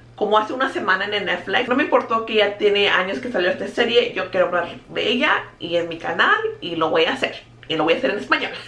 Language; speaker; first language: Spanish; early bilingual, heritage; Spanish